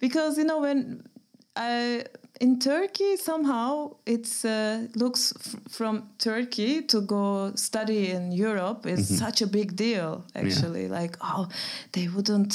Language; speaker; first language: English; non-native, fluent; Turkish